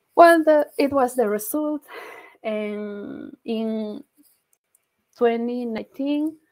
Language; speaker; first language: English; non-native, learner; Spanish